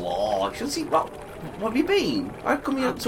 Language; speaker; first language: English; native; English